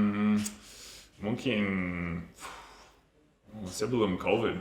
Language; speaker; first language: Indonesian; non-native, learner; English